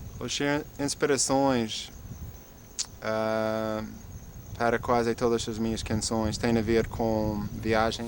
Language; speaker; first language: Portuguese; non-native, fluent; English